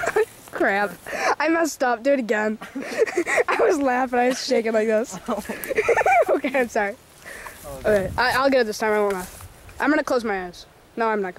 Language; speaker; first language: English; native; English